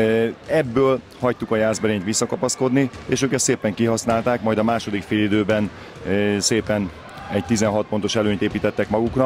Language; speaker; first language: Hungarian; native; Hungarian